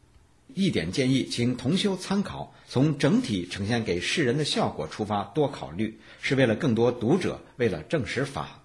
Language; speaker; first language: Chinese; native; Chinese